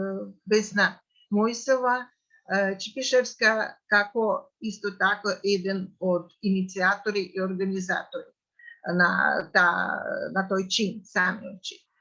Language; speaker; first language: Macedonian; non-native, fluent; Russian